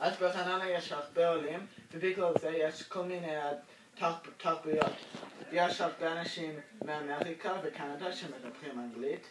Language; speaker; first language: Hebrew; non-native, learner; English